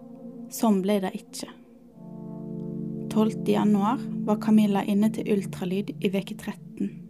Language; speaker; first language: Norwegian; native; Norwegian